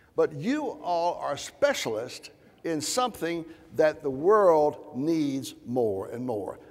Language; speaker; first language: English; native; English